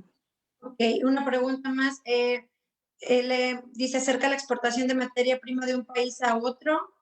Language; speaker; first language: Spanish; native; Spanish